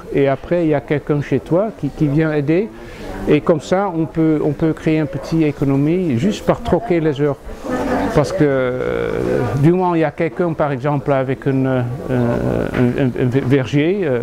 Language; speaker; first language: French; non-native, fluent; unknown